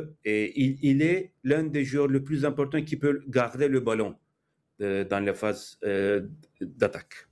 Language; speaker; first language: French; non-native, fluent; Turkish